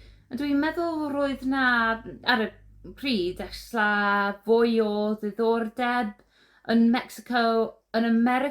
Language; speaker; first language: Welsh; non-native, learner; English